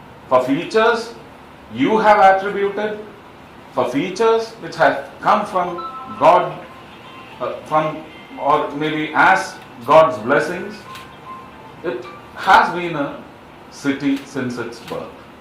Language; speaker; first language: English; non-native, local second language; Malayalam